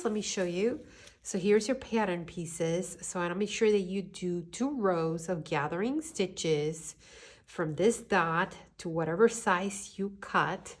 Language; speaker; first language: English; native; English